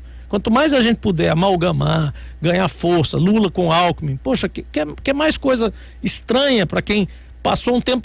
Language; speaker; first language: Portuguese; native; Portuguese